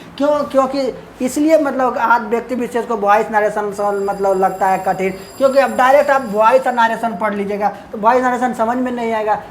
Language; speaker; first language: Hindi; native; Hindi